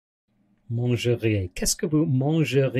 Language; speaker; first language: French; non-native, learner; English